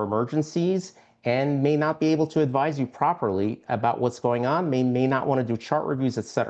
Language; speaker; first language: English; native; English